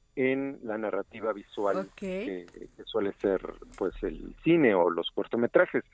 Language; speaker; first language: Spanish; native; Spanish